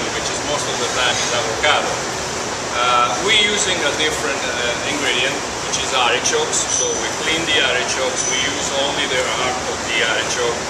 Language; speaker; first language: English; non-native, fluent; Italian